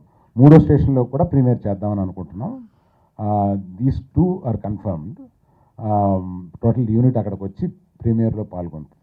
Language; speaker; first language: Telugu; native; Telugu